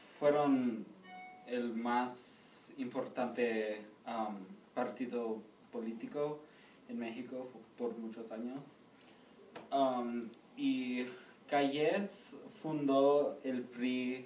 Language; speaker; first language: Spanish; non-native, learner; English